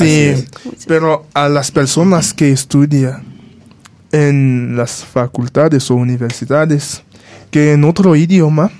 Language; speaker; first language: Spanish; non-native, fluent; Haitian Creole